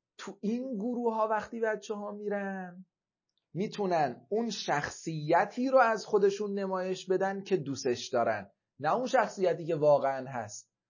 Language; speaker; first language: Persian; native; Persian